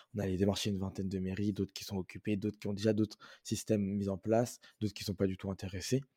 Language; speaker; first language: French; native; French